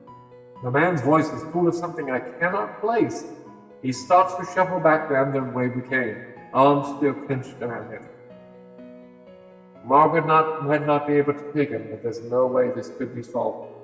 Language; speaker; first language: English; native; English